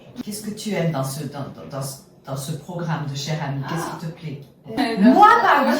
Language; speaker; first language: French; native; French